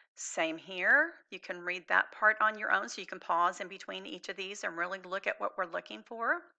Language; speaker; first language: English; native; English